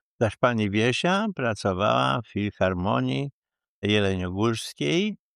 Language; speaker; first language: Polish; native; Polish